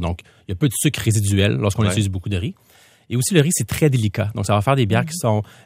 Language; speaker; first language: French; native; French